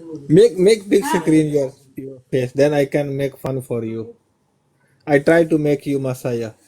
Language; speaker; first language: English; non-native, learner; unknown